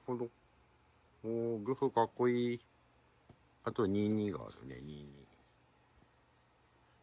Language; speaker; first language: Japanese; native; Japanese